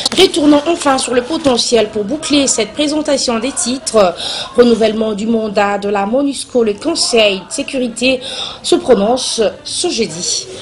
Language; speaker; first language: French; non-native, local second language; Lingala